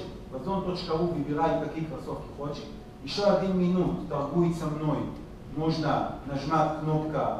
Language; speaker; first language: Russian; non-native, learner; Hebrew